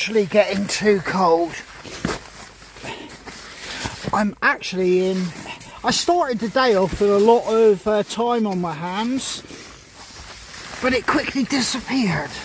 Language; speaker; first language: English; native; English